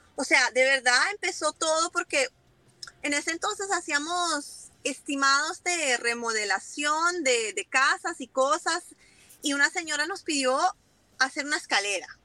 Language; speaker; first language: Spanish; non-native, fluent; Italian